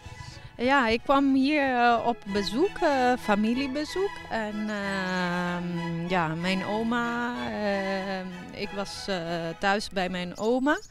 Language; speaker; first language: Dutch; early bilingual, heritage; Italian